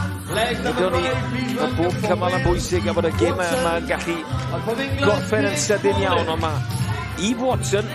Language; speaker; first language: Welsh; native; Welsh